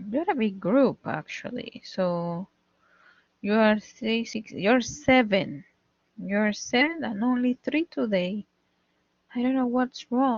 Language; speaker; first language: English; non-native, fluent; Spanish